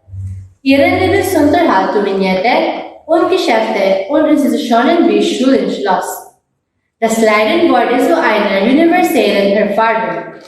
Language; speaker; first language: German; non-native, learner; Filipino